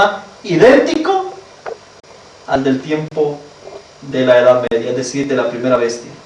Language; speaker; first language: Spanish; native; Spanish